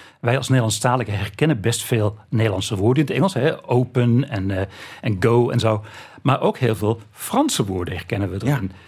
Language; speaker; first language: Dutch; native; Dutch